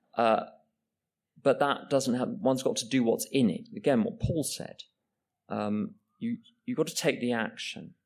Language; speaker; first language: English; native; English